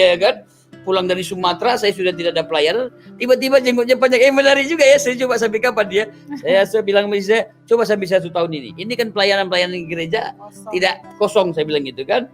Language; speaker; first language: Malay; non-native, local second language; Achinese